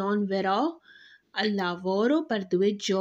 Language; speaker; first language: Italian; non-native, fluent; Urdu